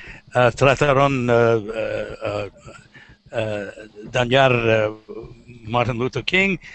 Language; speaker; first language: Spanish; non-native, learner; English